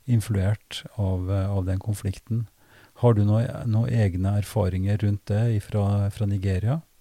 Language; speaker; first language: Norwegian; native; Norwegian